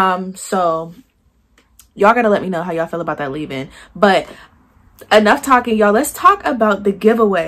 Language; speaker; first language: English; native; English